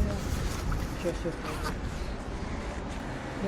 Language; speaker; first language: Russian; non-native, local second language; Ukrainian